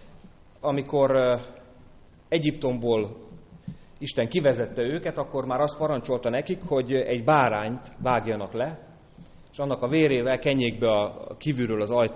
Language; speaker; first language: Hungarian; native; Hungarian